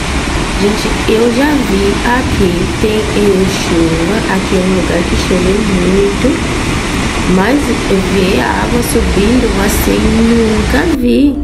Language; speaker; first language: Portuguese; non-native, fluent; Haitian Creole